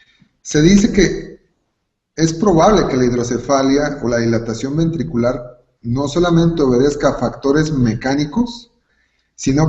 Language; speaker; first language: Spanish; native; Spanish